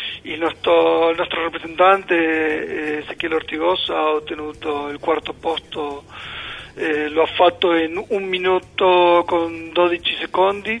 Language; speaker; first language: Italian; non-native, learner; Spanish